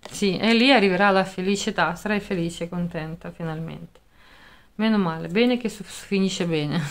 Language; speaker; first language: Italian; non-native, fluent; Russian